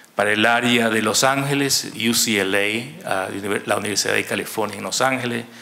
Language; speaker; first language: Spanish; native; Spanish